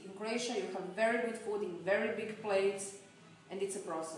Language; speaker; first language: English; non-native, fluent; Croatian